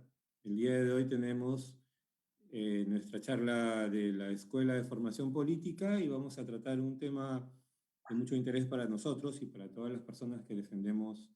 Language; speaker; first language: Spanish; native; Spanish